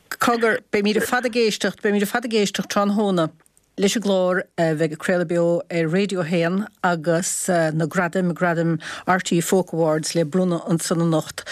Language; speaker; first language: Irish; native; Irish